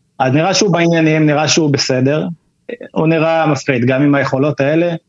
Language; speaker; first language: Hebrew; native; Hebrew